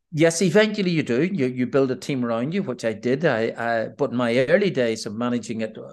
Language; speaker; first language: English; native; English